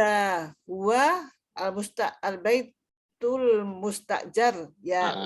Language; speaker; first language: Arabic; non-native, learner; Indonesian